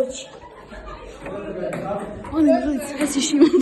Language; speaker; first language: Romanian; early bilingual, heritage; Romanian